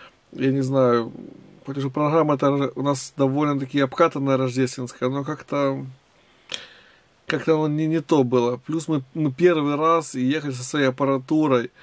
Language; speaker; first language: Russian; native; Russian